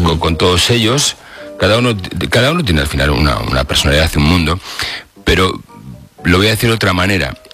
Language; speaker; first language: Spanish; native; Spanish